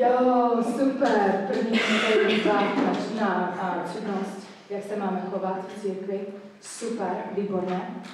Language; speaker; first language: Czech; non-native, fluent; English